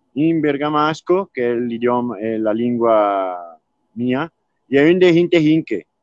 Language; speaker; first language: Italian; native; Italian